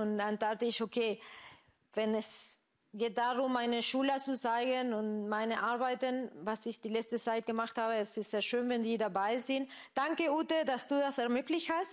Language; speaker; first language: German; non-native, fluent; Spanish